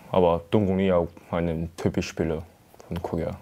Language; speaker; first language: German; non-native, learner; Korean